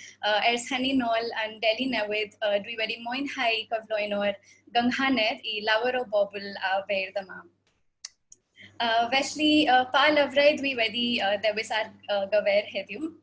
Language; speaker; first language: Welsh; non-native, fluent; Hindi